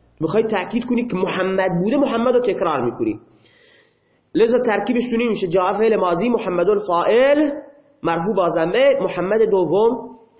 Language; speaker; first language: Persian; non-native, local second language; Baluchi